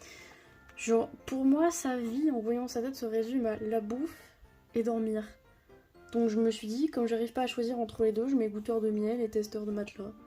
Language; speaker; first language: French; native; French